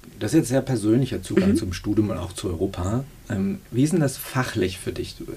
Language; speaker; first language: German; native; German